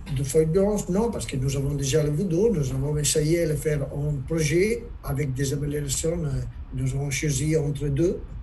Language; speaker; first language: French; non-native, learner; Italian